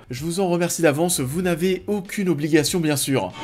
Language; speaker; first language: French; native; French